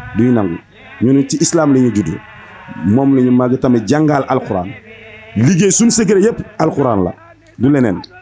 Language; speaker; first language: Wolof; non-native, fluent; Bambara